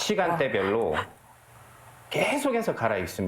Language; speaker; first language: Korean; native; Korean